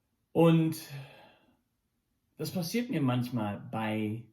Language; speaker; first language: German; non-native, local second language; English